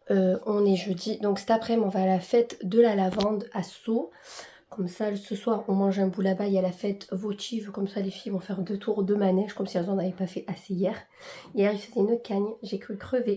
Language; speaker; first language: French; native; French